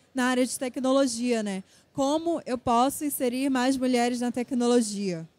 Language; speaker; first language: Portuguese; native; Portuguese